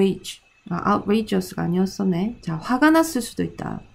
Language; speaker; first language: Korean; native; Korean